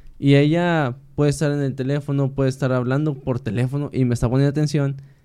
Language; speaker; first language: Spanish; native; Spanish